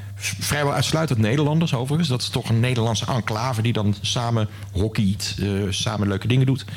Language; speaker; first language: Dutch; native; Dutch